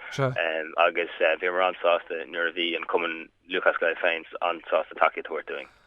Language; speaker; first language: Irish; native; Irish